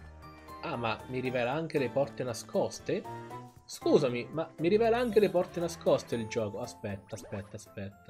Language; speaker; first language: Italian; native; Italian